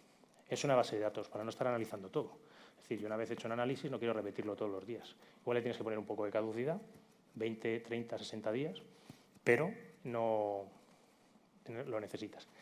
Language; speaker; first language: Spanish; native; Spanish